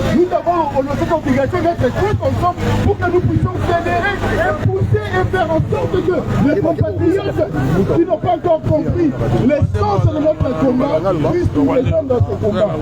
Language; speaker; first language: French; non-native, local second language; Lingala